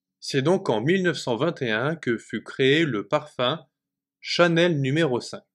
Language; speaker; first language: French; native; French